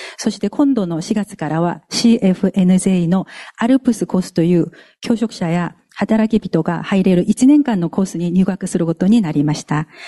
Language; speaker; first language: Japanese; non-native, fluent; Korean